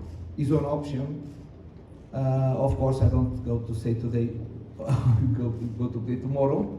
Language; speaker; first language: English; non-native, learner; Portuguese